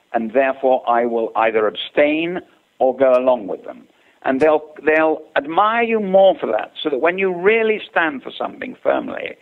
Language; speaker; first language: English; native; English